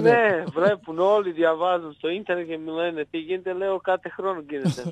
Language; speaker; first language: Greek; non-native, fluent; Serbian